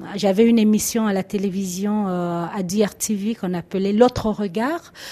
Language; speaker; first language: French; non-native, local second language; Lingala